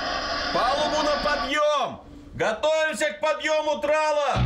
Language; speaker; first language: Russian; native; Russian